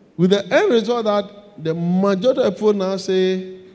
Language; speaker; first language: English; non-native, local second language; Akan